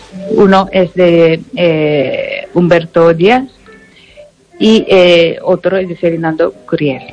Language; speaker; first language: Spanish; non-native, learner; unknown